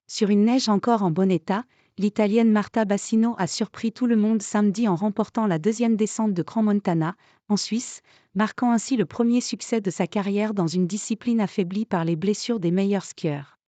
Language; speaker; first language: French; native; French